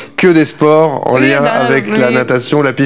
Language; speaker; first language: French; native; French